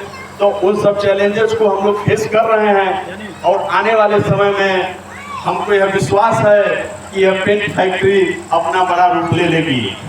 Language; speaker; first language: Hindi; native; Hindi